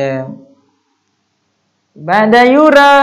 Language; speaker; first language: Arabic; non-native, fluent; Indonesian